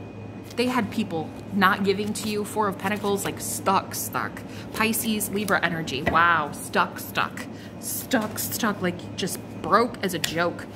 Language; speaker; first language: English; native; English